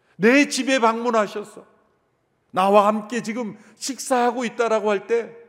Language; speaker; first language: Korean; native; Korean